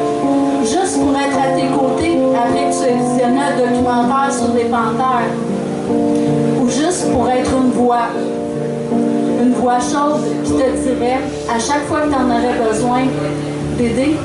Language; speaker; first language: French; native; French